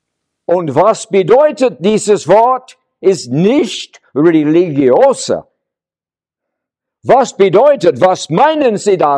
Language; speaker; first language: German; non-native, learner; English